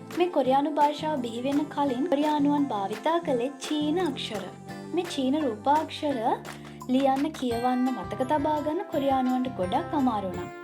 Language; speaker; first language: Sinhala; native; Sinhala